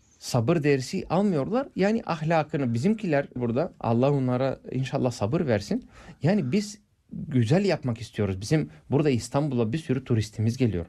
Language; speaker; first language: Turkish; non-native, fluent; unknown